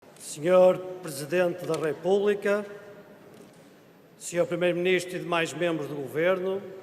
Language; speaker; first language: Portuguese; native; Portuguese